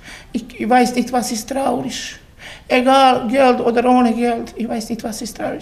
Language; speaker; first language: German; non-native, learner; Bosnian